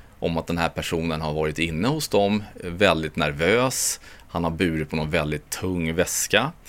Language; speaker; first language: Swedish; native; Swedish